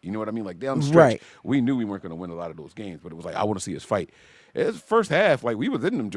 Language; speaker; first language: English; native; English